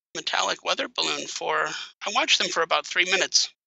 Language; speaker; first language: English; native; English